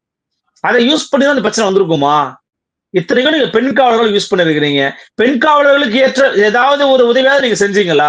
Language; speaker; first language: Tamil; native; Tamil